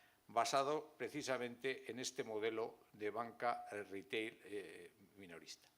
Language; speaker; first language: Spanish; native; Spanish